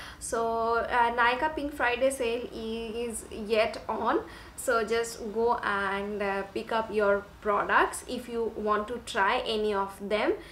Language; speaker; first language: English; non-native, local second language; Bangla